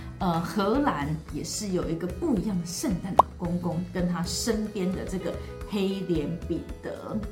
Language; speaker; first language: Chinese; native; Chinese